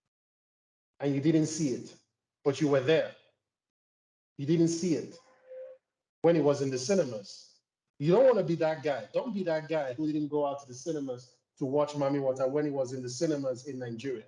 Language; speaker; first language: English; non-native, local second language; Igbo